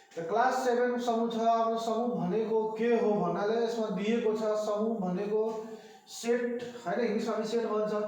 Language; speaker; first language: Nepali; non-native, local second language; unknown